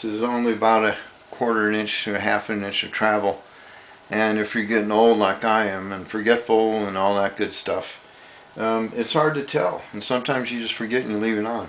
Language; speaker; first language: English; native; English